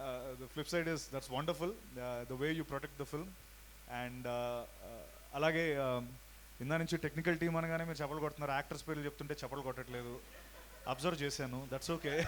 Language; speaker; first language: Telugu; native; Telugu